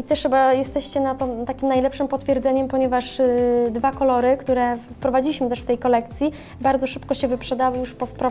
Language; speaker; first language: Polish; native; Polish